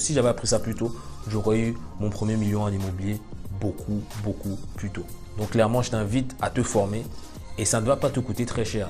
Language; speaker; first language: French; native; French